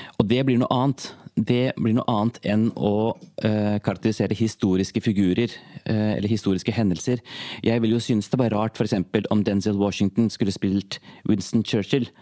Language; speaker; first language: Norwegian; early bilingual, other home language; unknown